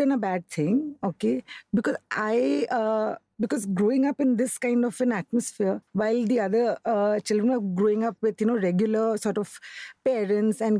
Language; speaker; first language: English; non-native, local second language; Hindi